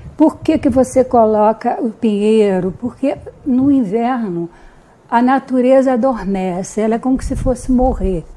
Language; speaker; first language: Portuguese; early bilingual, other home language; Hungarian